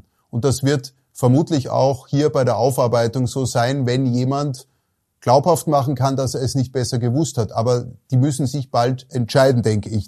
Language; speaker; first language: German; native; German